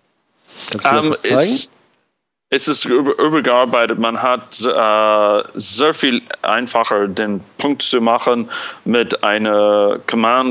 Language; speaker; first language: German; non-native, fluent; English